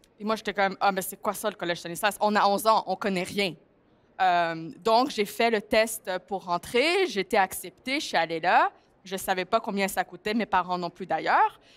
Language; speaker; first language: French; early bilingual, other home language; Greek